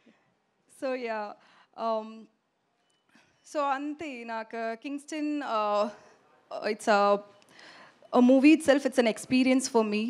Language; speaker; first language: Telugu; non-native, learner; Tamil